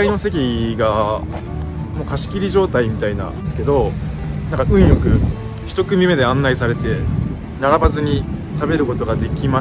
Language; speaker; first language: Japanese; native; Japanese